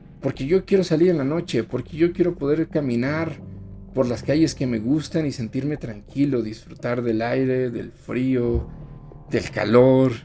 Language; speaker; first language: Spanish; native; Spanish